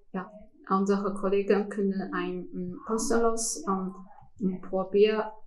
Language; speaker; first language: German; non-native, learner; Chinese